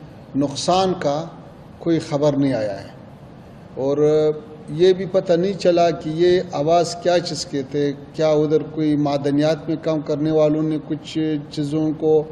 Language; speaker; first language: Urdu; non-native, fluent; Pashto